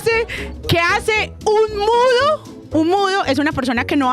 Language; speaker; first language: Spanish; native; Spanish